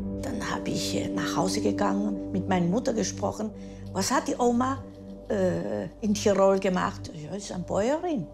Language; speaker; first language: German; early bilingual, heritage; German